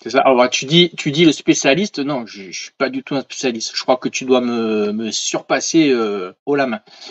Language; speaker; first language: French; native; French